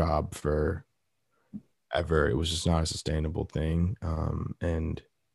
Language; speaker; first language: English; native; English